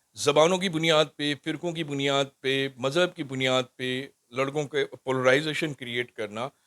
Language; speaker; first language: Urdu; non-native, local second language; Sindhi